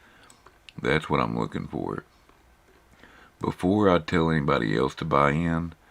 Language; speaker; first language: English; native; English